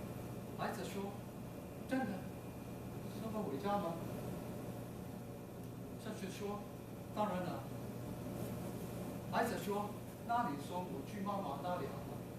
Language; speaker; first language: Chinese; native; Chinese